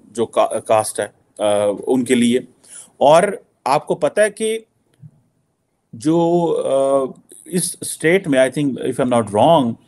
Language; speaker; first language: Urdu; native; Urdu